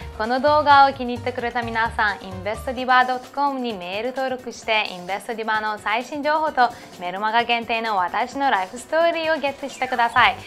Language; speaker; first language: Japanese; non-native, fluent; Persian